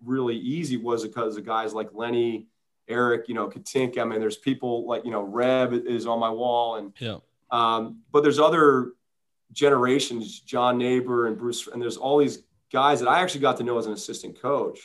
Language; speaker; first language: English; native; English